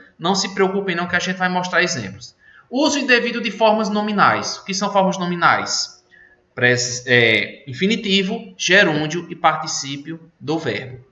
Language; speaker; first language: Portuguese; native; Portuguese